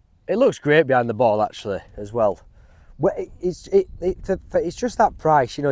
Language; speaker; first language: English; native; English